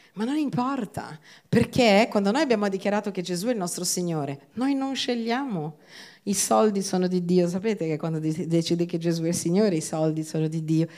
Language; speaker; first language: Italian; non-native, fluent; Portuguese